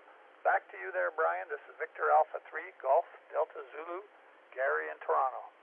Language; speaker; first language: English; native; English